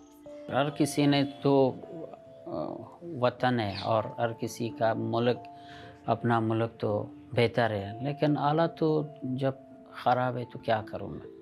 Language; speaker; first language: Hindi; non-native, learner; Persian